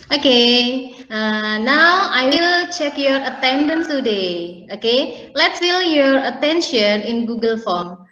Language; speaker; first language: English; non-native, learner; Indonesian